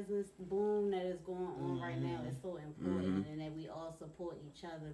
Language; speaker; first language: English; non-native, fluent; German